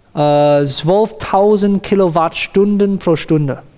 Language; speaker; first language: German; non-native, learner; Cantonese